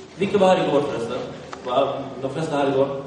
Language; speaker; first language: Swedish; early bilingual, other home language; Arabic